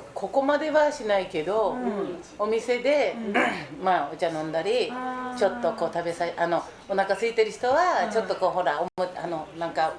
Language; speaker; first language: Japanese; native; Japanese